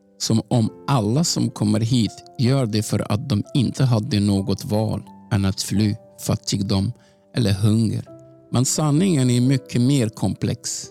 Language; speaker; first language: Swedish; non-native, fluent; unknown